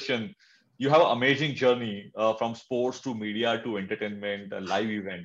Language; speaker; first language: English; non-native, local second language; Marathi